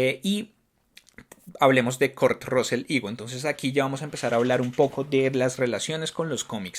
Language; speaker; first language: Spanish; native; Spanish